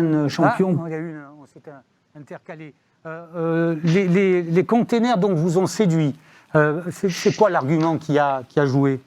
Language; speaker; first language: French; native; French